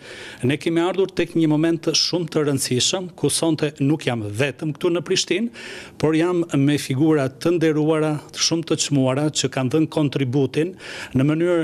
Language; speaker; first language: Albanian; native; Albanian